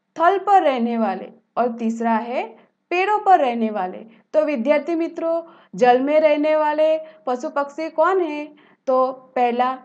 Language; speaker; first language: Hindi; non-native, local second language; Gujarati